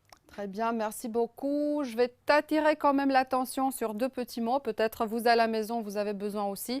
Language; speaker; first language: French; non-native, fluent; Romanian